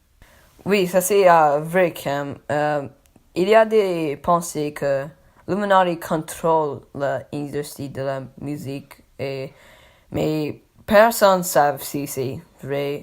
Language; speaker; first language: French; non-native, learner; English